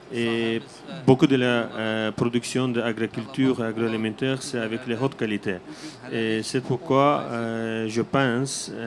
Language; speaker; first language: French; non-native, learner; Azerbaijani